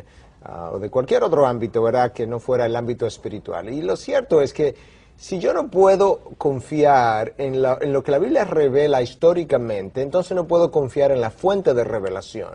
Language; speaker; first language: Spanish; native; Spanish